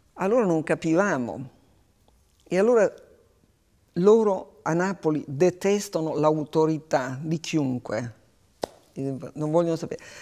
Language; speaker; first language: Italian; native; Italian